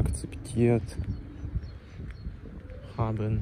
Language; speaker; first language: German; non-native, learner; Ukrainian